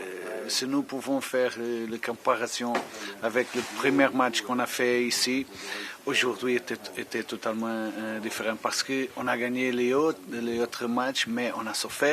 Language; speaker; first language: French; non-native, fluent; Portuguese